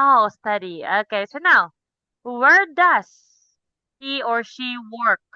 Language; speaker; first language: English; non-native, local second language; Cebuano